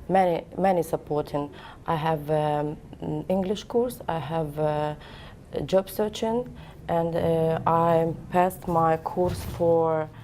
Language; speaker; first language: English; non-native, learner; Ukrainian